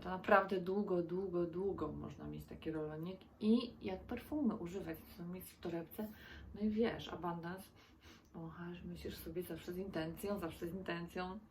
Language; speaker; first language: Polish; native; Polish